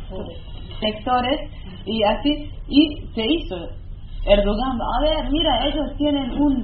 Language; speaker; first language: Spanish; non-native, learner; Kurdish